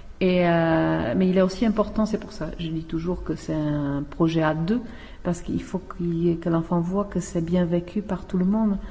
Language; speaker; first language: French; non-native, fluent; Czech